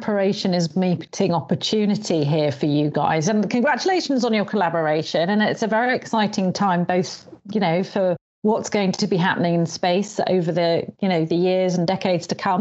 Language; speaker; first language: English; native; English